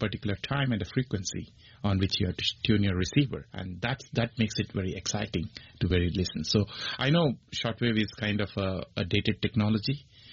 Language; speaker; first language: English; non-native, local second language; Kannada